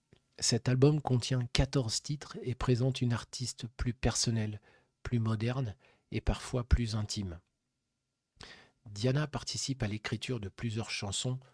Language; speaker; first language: French; native; French